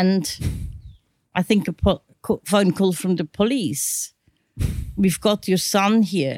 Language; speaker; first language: English; non-native, fluent; Swiss German